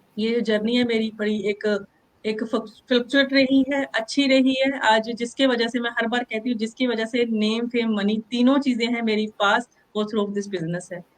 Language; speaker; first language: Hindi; non-native, local second language; Punjabi